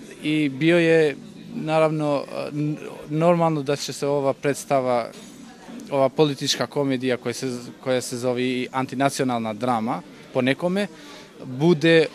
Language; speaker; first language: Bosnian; non-native, local second language; Albanian